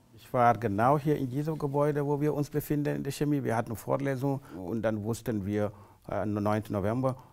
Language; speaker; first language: German; non-native, fluent; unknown